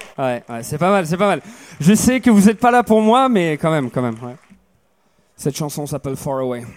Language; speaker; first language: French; early bilingual, other home language; Swedish